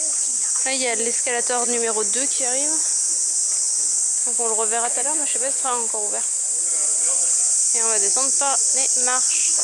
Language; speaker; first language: French; native; French